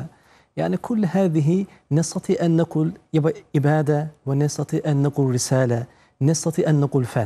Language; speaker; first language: Arabic; non-native, fluent; Turkish